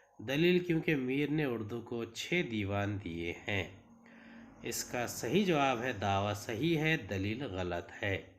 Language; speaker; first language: Urdu; native; Urdu